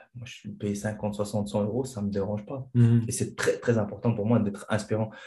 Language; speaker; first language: French; non-native, fluent; Chechen